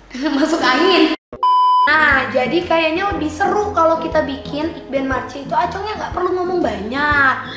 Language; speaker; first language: Indonesian; native; Indonesian